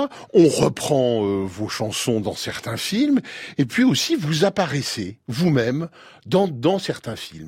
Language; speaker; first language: French; native; French